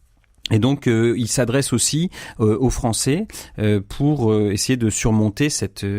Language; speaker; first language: French; native; French